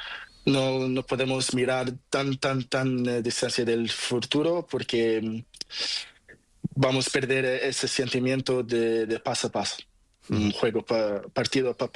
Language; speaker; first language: Spanish; non-native, learner; Portuguese